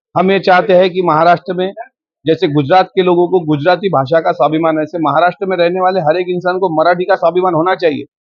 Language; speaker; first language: Hindi; non-native, local second language; Marathi